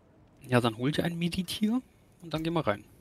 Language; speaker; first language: German; native; German